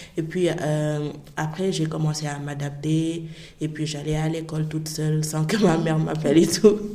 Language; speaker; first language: French; non-native, local second language; Wolof